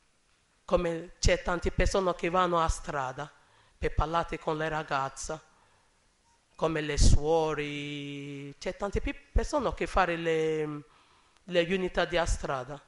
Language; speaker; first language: Italian; non-native, learner; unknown